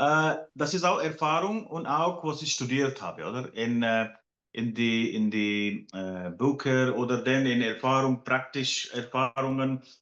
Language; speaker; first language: German; non-native, fluent; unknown